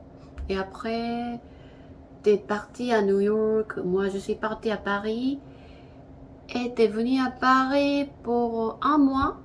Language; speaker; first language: French; non-native, learner; Korean